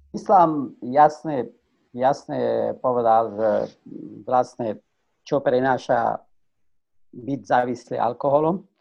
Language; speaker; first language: Slovak; non-native, fluent; Persian